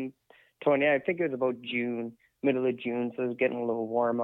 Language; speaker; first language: English; native; English